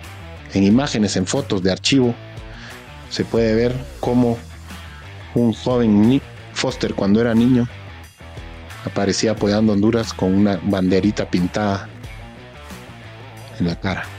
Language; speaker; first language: Spanish; native; Spanish